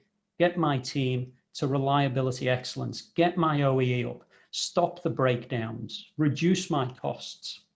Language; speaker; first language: English; native; English